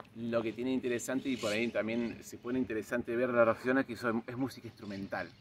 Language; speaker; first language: Spanish; native; Spanish